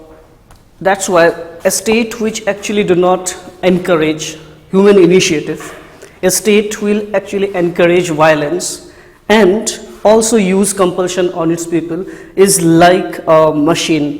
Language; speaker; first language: English; non-native, local second language; Assamese